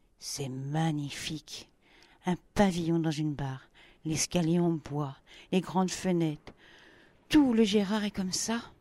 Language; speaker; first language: French; native; French